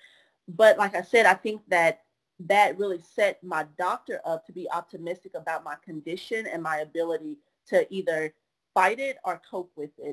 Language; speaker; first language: English; native; English